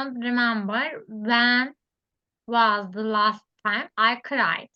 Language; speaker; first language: English; non-native, learner; Turkish